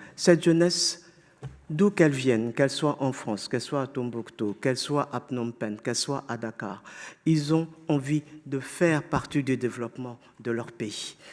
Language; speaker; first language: French; non-native, fluent; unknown